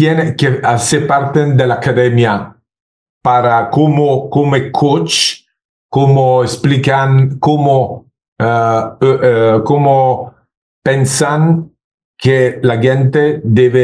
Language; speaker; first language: Spanish; non-native, learner; Italian